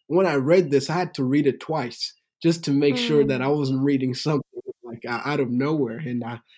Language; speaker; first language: English; early bilingual, other home language; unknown